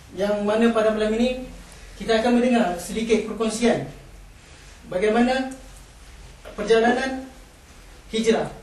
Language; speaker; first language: Malay; native; Malay